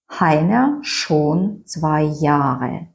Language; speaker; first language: German; non-native, fluent; Ukrainian